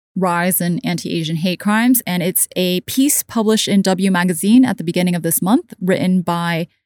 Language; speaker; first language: English; non-native, local second language; Cantonese